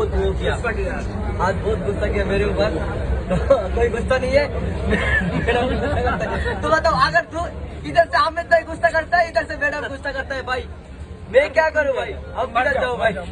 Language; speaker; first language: Hindi; non-native, learner; Bangla